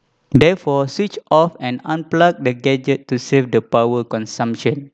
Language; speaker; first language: English; non-native, local second language; Malay